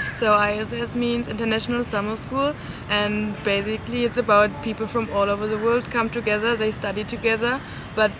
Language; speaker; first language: English; non-native, fluent; German